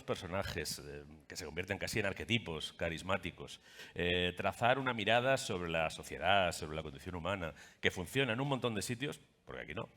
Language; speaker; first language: Spanish; native; Spanish